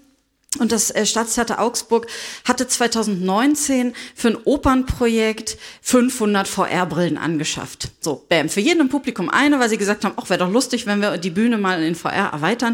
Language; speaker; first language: German; native; German